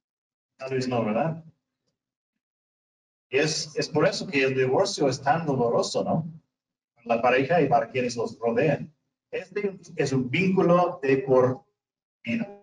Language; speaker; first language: Spanish; non-native, fluent; English